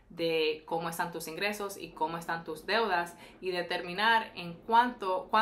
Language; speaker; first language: Spanish; early bilingual, heritage; Spanish